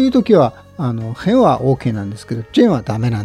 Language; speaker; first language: Japanese; native; Japanese